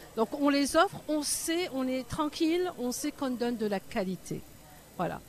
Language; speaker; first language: French; non-native, local second language; Arabic